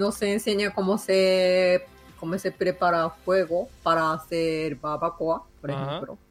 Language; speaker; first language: Spanish; non-native, learner; Japanese